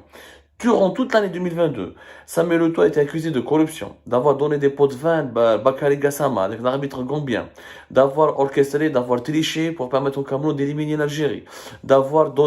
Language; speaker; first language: French; non-native, local second language; Arabic